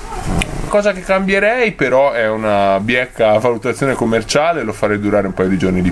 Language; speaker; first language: Italian; native; Italian